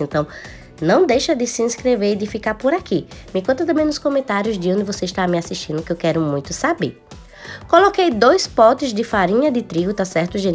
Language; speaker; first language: Portuguese; native; Portuguese